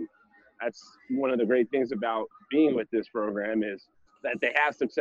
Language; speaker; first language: English; native; English